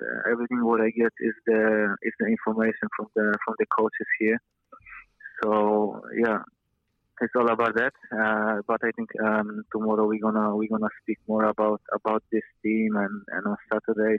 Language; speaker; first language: English; non-native, fluent; Polish